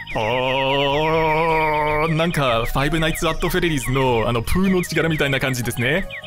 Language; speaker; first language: Japanese; non-native, fluent; English